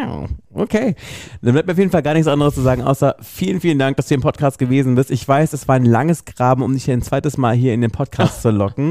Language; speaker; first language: German; native; German